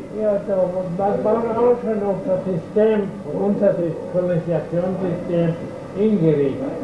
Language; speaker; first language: German; early bilingual, heritage; German